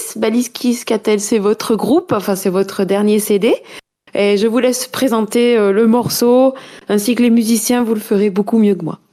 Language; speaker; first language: French; native; French